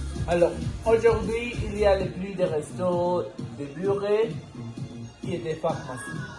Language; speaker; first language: French; non-native, learner; Spanish